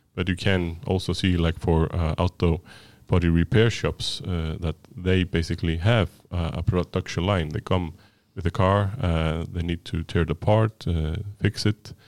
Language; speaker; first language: English; non-native, fluent; Icelandic